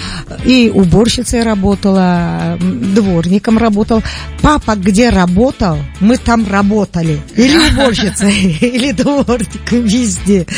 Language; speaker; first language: Russian; non-native, local second language; Tajik